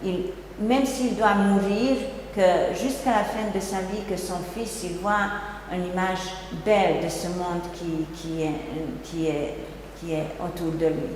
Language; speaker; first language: French; non-native, fluent; Hungarian